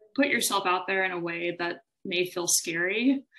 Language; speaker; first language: English; native; English